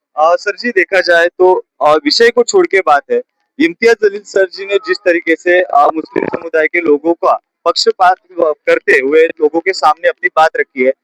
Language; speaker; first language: Hindi; non-native, local second language; Marathi